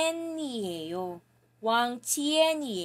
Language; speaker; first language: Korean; non-native, fluent; Filipino